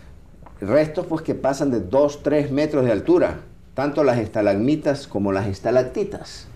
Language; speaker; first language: Spanish; native; Spanish